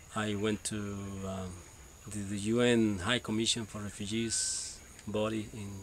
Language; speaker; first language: English; non-native, fluent; Spanish